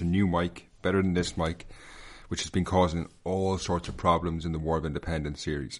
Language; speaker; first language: English; native; English